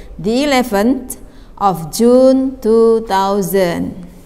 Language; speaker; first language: English; non-native, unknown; Javanese